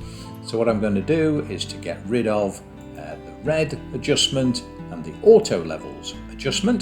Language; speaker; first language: English; native; English